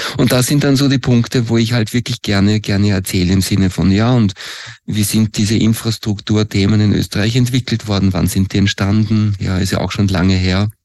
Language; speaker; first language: German; native; German